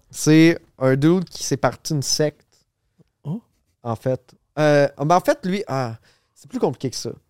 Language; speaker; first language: French; native; French